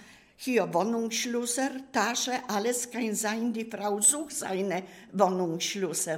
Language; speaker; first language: German; non-native, learner; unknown